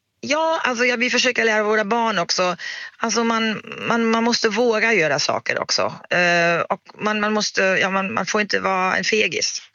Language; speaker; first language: Swedish; non-native, fluent; German